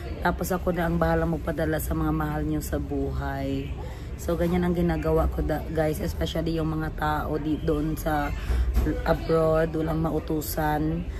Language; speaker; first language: Filipino; non-native, local second language; Cebuano